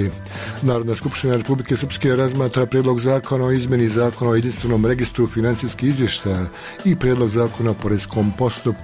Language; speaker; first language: Croatian; native; Croatian